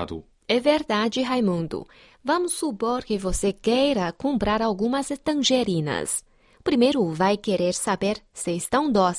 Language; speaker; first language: Portuguese; non-native, fluent; Chinese